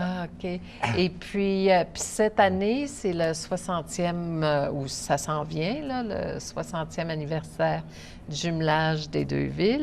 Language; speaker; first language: French; native; French